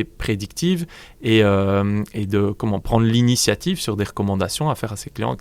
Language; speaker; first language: French; native; French